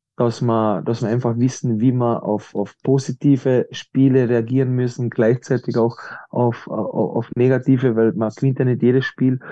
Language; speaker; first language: German; native; German